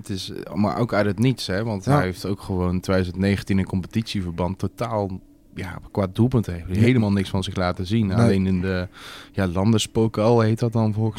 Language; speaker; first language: Dutch; native; Dutch